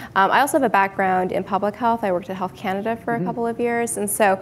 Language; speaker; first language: English; native; English